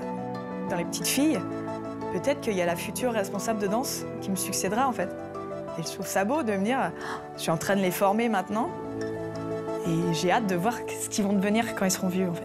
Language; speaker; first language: French; native; French